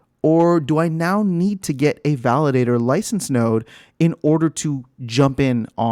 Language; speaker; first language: English; native; English